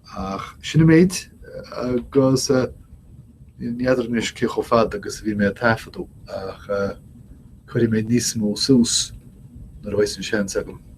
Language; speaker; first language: Irish; native; Irish